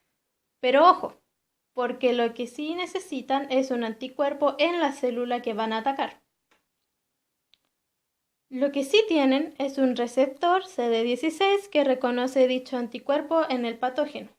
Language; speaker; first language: Spanish; native; Spanish